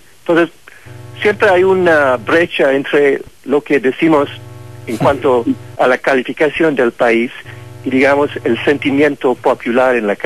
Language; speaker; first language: Spanish; non-native, fluent; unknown